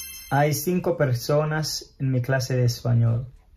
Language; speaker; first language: Spanish; non-native, fluent; English